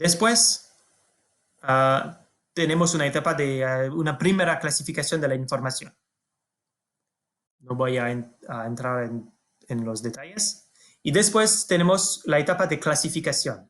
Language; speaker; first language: Spanish; non-native, fluent; French